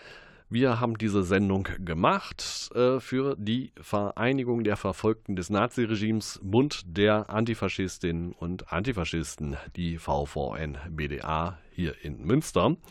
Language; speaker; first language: German; native; German